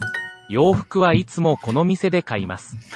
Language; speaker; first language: Japanese; non-native, learner; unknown